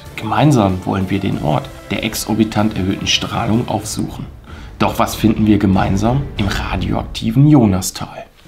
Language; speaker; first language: German; native; German